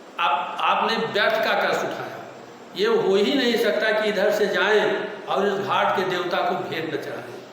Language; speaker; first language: Hindi; native; Hindi